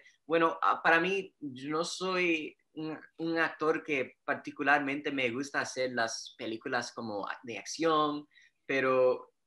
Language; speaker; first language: Spanish; early bilingual, heritage; Spanish